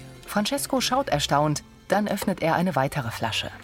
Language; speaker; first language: German; native; German